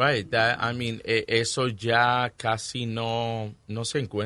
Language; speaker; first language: Spanish; early bilingual, heritage; Spanish